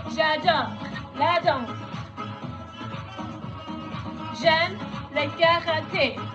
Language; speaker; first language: French; non-native, fluent; Welsh